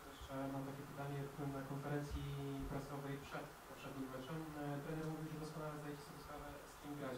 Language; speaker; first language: Polish; native; Polish